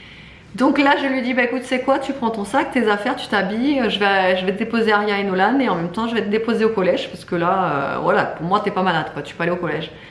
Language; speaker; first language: French; native; French